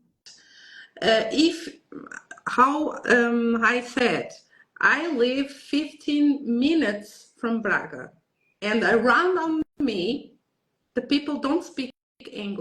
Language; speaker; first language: English; non-native, learner; Portuguese